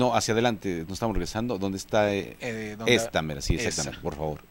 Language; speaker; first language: Spanish; native; Spanish